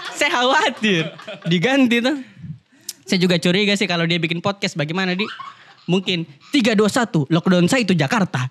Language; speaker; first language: Indonesian; native; Indonesian